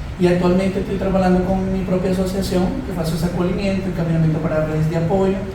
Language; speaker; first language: Portuguese; non-native, fluent; Spanish